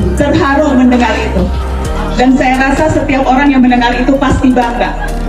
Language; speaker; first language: Indonesian; native; Indonesian